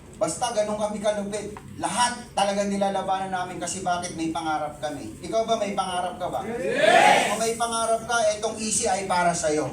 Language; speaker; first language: Filipino; non-native, local second language; Cebuano